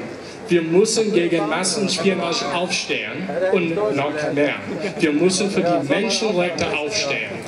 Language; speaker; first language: German; non-native, learner; English